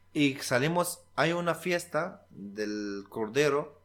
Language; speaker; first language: Spanish; non-native, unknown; Arabic